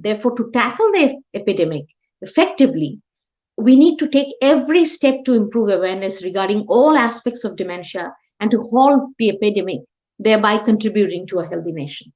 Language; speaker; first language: English; non-native, local second language; Bangla